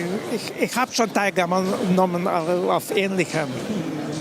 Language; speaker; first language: German; non-native, fluent; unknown